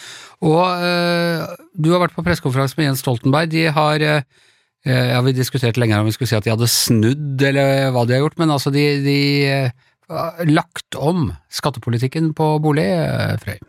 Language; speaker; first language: Norwegian; native; Norwegian